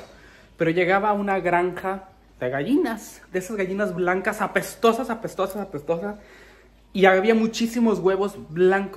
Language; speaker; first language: Spanish; native; Spanish